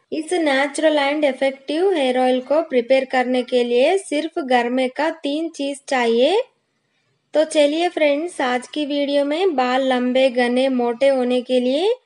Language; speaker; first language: Hindi; non-native, local second language; Kannada